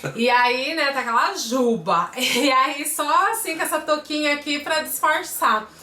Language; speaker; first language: Portuguese; native; Portuguese